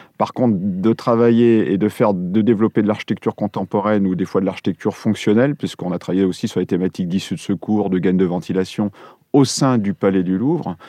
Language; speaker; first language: French; native; French